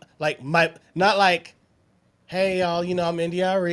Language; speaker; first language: English; native; English